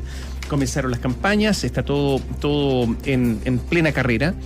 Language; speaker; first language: Spanish; native; Spanish